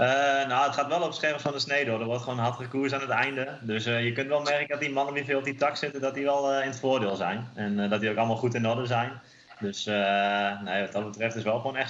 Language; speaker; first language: Dutch; native; Dutch